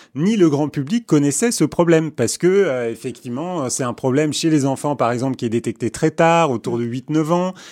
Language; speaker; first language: French; early bilingual, other home language; Armenian